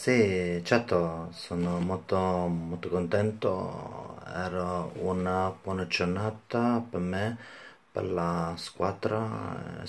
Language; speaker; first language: Italian; non-native, learner; German